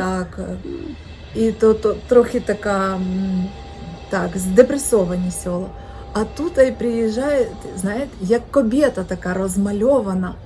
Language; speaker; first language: Ukrainian; non-native, local second language; Russian